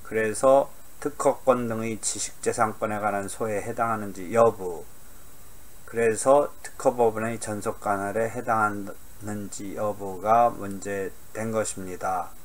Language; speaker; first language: Korean; native; Korean